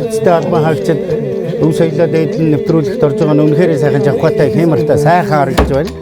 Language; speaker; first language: Mongolian; native; Mongolian